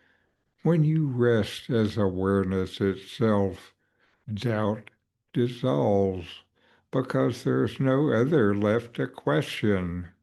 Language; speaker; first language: English; native; English